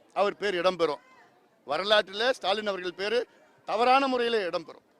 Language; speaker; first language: Tamil; native; Tamil